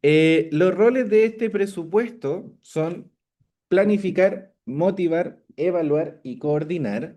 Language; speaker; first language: Spanish; native; Spanish